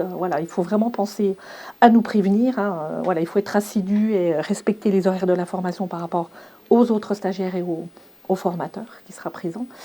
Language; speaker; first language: French; native; French